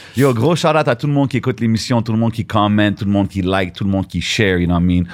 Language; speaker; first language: French; native; French